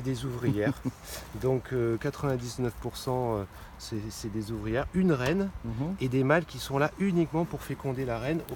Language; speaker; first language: French; native; French